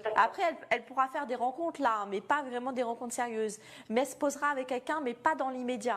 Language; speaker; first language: French; native; French